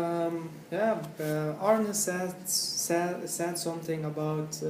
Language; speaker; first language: English; non-native, learner; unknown